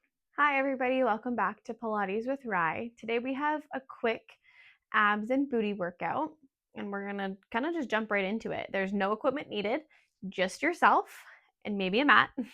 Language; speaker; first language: English; native; English